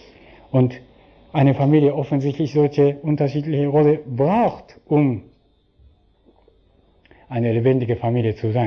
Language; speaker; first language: German; non-native, fluent; Japanese